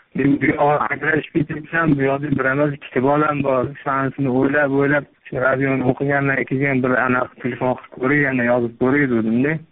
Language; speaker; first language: Uzbek; native; Uzbek